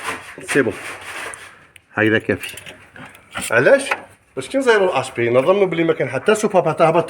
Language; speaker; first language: Arabic; native; Arabic